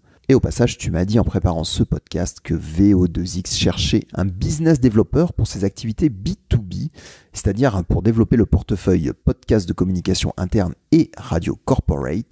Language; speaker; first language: French; native; French